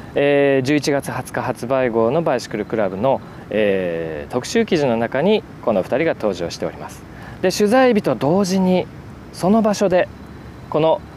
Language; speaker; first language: Japanese; native; Japanese